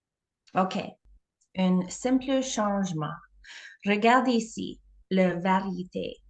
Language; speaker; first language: French; non-native, learner; English